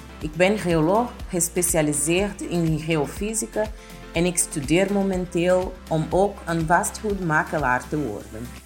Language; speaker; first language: Dutch; non-native, fluent; Portuguese